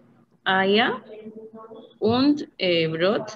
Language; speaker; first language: German; non-native, learner; Spanish